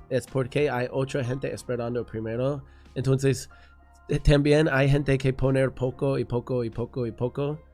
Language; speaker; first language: Spanish; non-native, learner; English